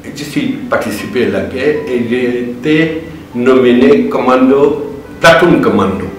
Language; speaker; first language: French; non-native, learner; Bangla